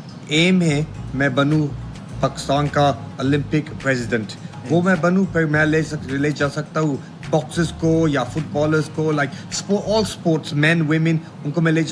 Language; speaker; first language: Hindi; early bilingual, heritage; Hindi